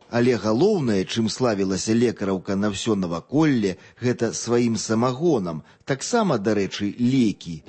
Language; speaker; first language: Belarusian; native; Belarusian